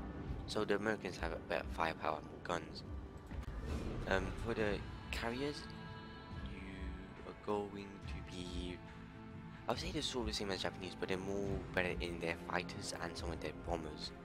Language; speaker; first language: English; native; English